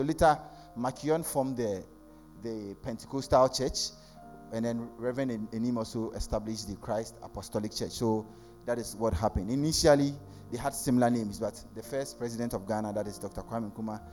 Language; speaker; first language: English; non-native, local second language; Akan